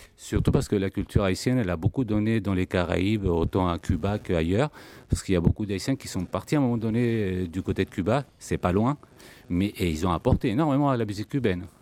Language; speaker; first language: French; early bilingual, other home language; Spanish